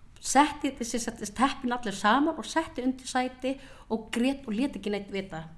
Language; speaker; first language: Icelandic; early bilingual, other home language; Vietnamese